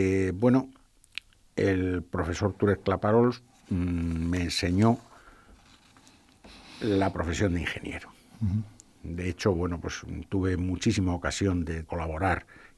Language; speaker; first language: Spanish; native; Spanish